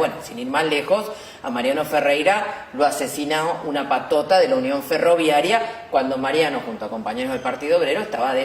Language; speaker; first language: Spanish; native; Spanish